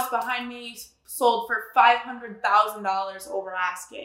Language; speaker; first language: English; native; English